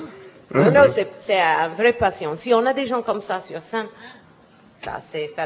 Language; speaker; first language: French; non-native, learner; English